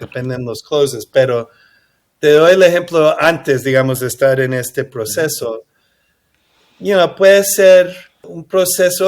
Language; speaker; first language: Spanish; early bilingual, heritage; English